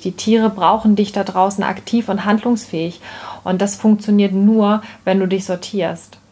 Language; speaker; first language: German; native; German